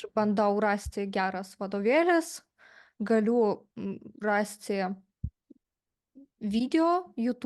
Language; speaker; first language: Lithuanian; non-native, fluent; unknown